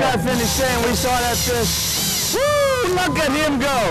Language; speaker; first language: English; native; English